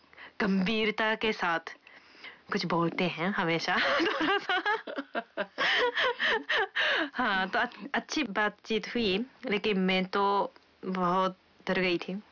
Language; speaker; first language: Hindi; non-native, fluent; Japanese